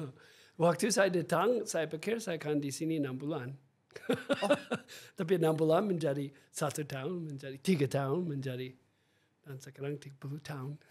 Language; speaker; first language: Indonesian; non-native, fluent; English